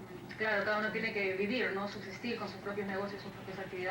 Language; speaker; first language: Spanish; native; Spanish